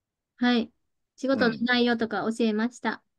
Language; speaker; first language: Japanese; non-native, fluent; Vietnamese